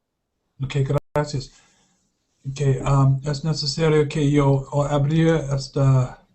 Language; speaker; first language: Spanish; non-native, learner; English